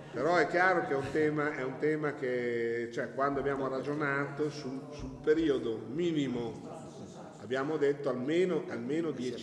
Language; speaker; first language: Italian; native; Italian